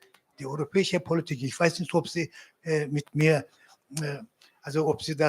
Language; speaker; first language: German; non-native, fluent; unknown